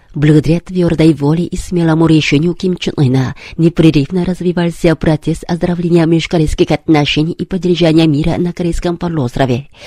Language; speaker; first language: Russian; non-native, fluent; Korean